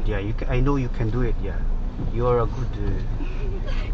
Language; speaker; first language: English; non-native, learner; Korean